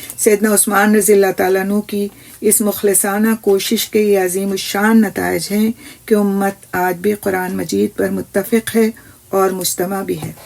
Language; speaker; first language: Urdu; native; Urdu